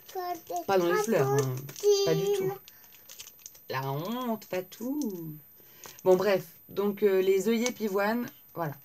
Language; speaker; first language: French; native; French